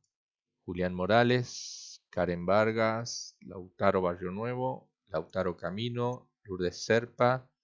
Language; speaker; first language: Spanish; native; Spanish